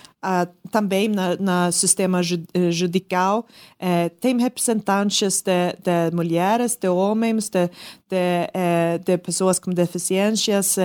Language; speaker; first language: Portuguese; non-native, learner; Swedish